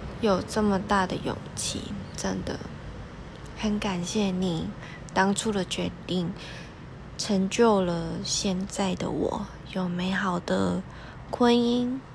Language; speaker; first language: Chinese; non-native, local second language; Cantonese